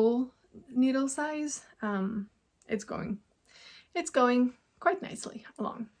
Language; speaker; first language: English; non-native, fluent; Norwegian